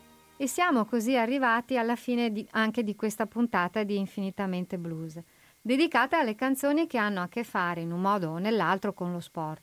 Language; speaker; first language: Italian; native; Italian